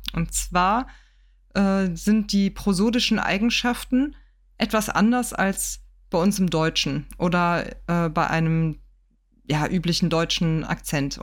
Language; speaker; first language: German; native; German